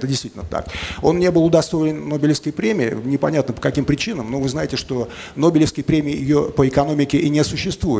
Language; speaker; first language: Russian; native; Russian